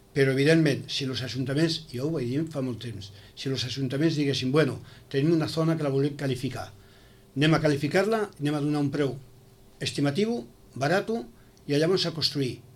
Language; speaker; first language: Catalan; native; Catalan